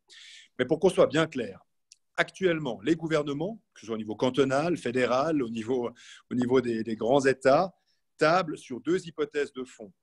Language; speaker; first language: French; native; French